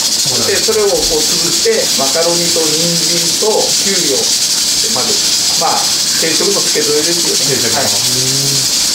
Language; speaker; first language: Japanese; native; Japanese